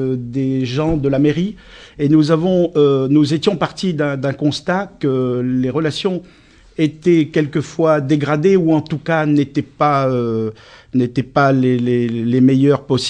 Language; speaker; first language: French; native; French